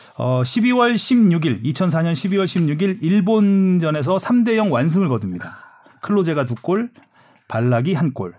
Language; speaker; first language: Korean; native; Korean